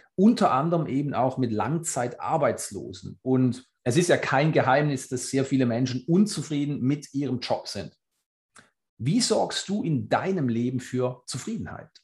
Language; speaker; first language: German; native; German